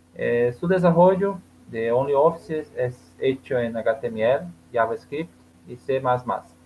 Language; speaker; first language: Spanish; non-native, learner; Portuguese